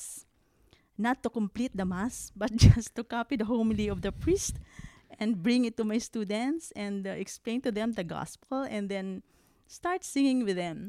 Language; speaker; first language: English; non-native, local second language; Hiligaynon